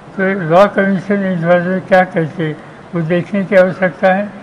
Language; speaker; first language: Hindi; non-native, local second language; Marathi